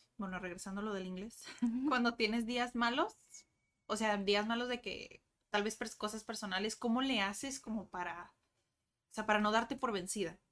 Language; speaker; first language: Spanish; native; Spanish